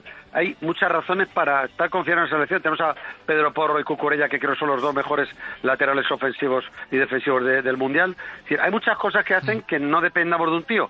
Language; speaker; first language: Spanish; native; Spanish